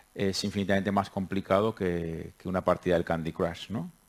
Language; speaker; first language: Spanish; native; Spanish